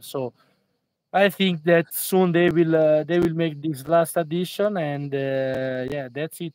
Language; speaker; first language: English; non-native, fluent; Italian